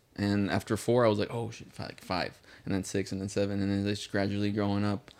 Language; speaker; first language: English; native; English